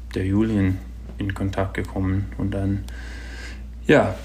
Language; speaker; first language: German; early bilingual, other home language; English